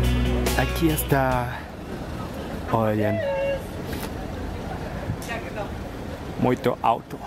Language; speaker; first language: Portuguese; non-native, fluent; German